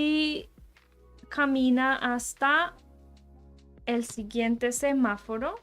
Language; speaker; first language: Spanish; early bilingual, heritage; Spanish